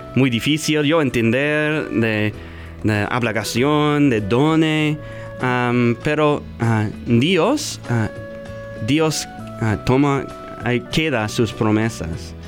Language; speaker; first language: Spanish; non-native, learner; English